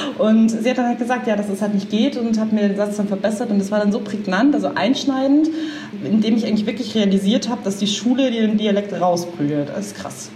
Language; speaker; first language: German; native; German